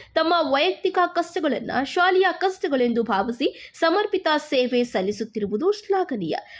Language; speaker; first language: Kannada; native; Kannada